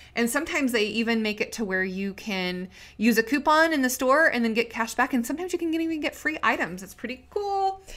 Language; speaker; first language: English; native; English